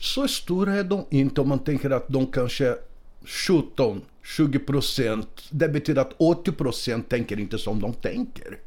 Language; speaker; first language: Swedish; non-native, fluent; Portuguese